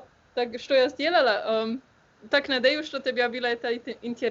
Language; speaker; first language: Russian; non-native, learner; Slovenian